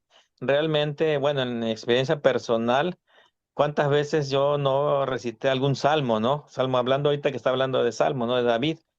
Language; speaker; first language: Spanish; native; Spanish